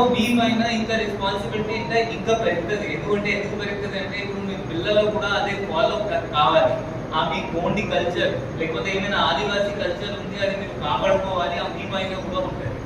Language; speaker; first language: Telugu; native; Telugu